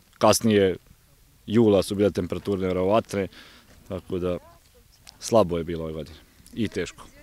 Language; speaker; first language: Croatian; native; Croatian